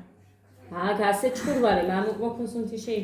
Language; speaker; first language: Georgian; native; Georgian